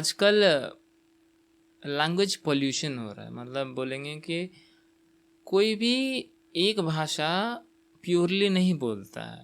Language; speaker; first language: Hindi; non-native, local second language; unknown